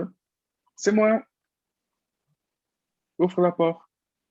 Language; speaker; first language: French; non-native, fluent; Spanish